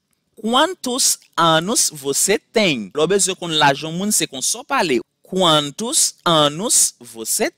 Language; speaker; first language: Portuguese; non-native, fluent; Haitian Creole